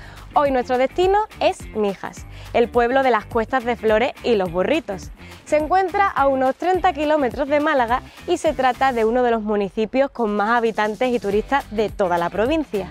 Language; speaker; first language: Spanish; native; Spanish